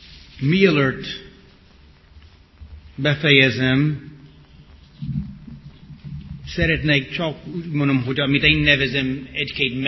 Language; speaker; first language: Hungarian; non-native, fluent; English